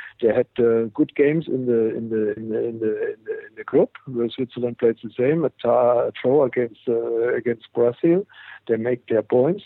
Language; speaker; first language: English; non-native, fluent; German